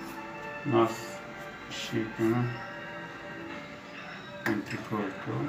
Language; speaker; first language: Portuguese; non-native, learner; Haitian Creole